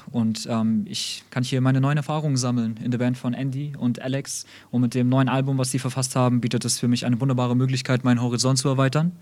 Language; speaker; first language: German; early bilingual, other home language; Russian